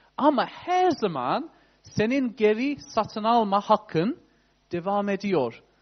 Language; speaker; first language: Turkish; non-native, fluent; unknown